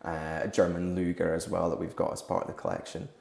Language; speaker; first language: English; native; English